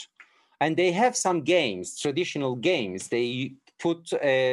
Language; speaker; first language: English; non-native, fluent; Turkish